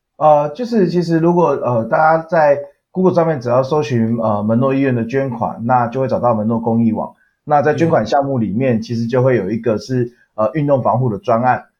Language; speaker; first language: Chinese; native; Chinese